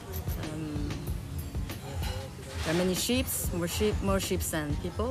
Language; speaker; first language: English; non-native, fluent; Faroese